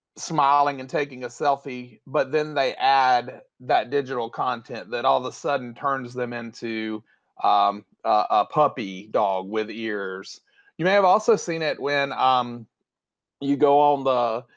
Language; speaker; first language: English; native; English